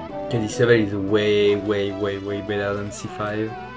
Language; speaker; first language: English; non-native, fluent; French